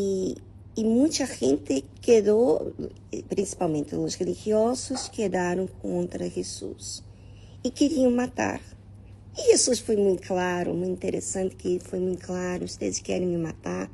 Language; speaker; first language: Portuguese; non-native, learner; Spanish